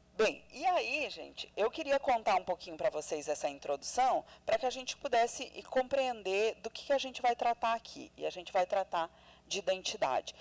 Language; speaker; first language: Portuguese; non-native, local second language; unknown